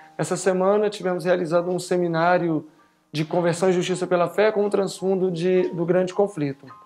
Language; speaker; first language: Portuguese; native; Portuguese